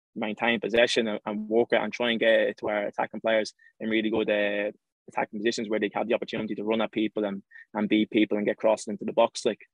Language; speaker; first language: English; native; English